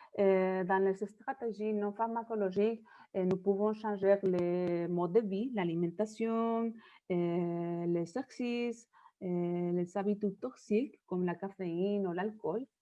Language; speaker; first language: French; non-native, fluent; Spanish